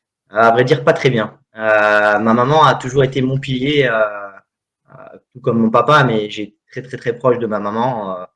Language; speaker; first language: French; native; French